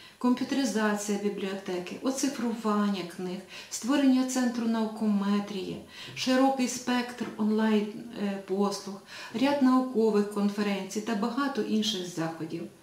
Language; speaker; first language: Ukrainian; native; Ukrainian